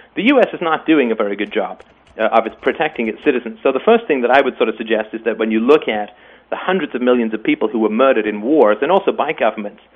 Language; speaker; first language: English; native; English